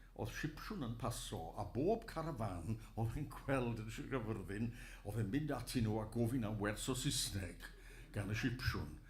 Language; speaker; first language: Welsh; native; Welsh